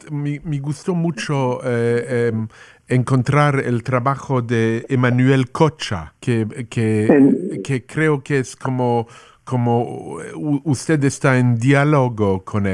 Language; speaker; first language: Spanish; non-native, learner; English